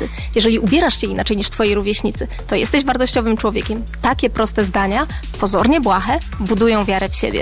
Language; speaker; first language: Polish; native; Polish